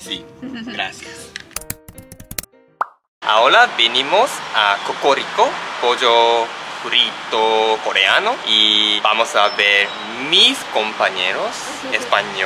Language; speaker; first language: Spanish; non-native, learner; Japanese